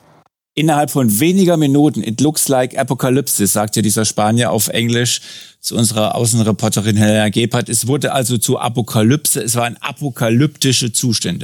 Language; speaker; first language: German; native; German